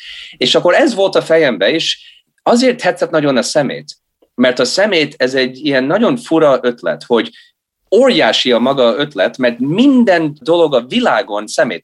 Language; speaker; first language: Hungarian; early bilingual, heritage; Hungarian